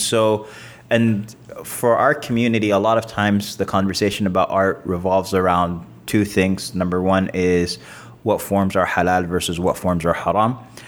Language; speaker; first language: English; native; English